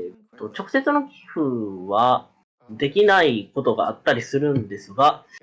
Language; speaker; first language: Japanese; native; Japanese